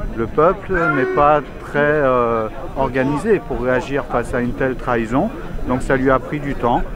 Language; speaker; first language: French; native; French